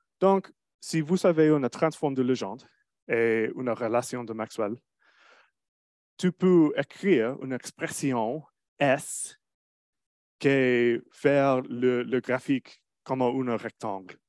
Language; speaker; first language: French; non-native, learner; English